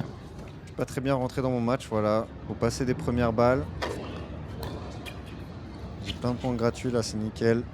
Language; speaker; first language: French; native; French